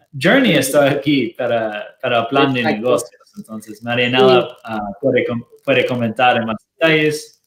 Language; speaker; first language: Spanish; non-native, fluent; Portuguese